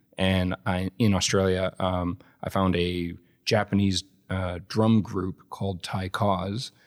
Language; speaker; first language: English; native; English